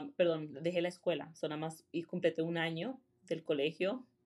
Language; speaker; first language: Spanish; early bilingual, heritage; Spanish